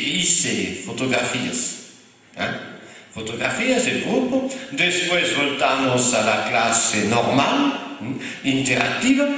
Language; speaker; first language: Spanish; non-native, fluent; French